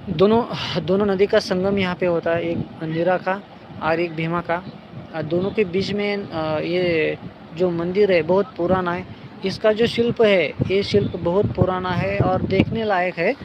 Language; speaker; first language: Hindi; non-native, local second language; Marathi